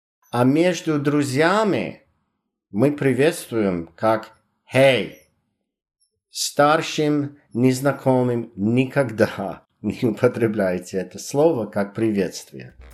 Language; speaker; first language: Russian; non-native, fluent; English